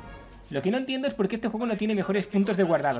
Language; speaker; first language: Spanish; native; Spanish